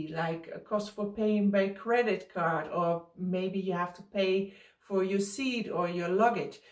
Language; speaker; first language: English; non-native, fluent; Dutch